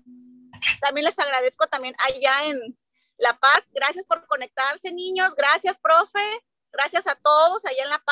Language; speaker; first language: Spanish; native; Spanish